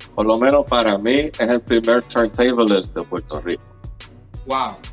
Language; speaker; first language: Spanish; native; Spanish